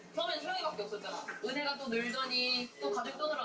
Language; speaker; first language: Korean; native; Korean